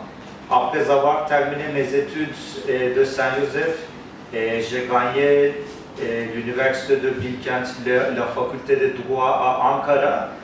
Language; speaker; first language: French; non-native, fluent; Turkish